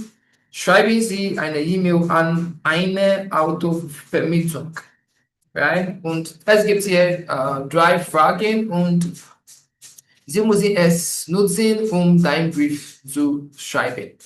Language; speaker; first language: German; non-native, fluent; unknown